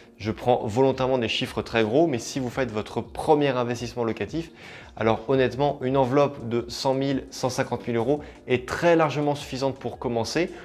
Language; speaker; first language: French; native; French